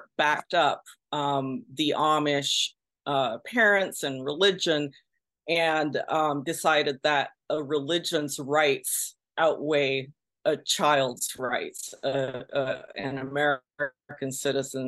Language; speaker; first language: English; early bilingual, other home language; Pennsylvania German